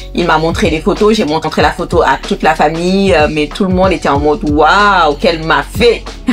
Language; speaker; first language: French; non-native, local second language; Wolof